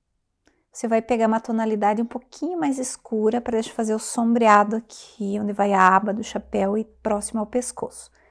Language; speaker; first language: Portuguese; native; Portuguese